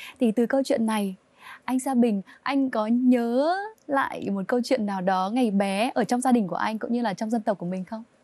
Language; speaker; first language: Vietnamese; native; Vietnamese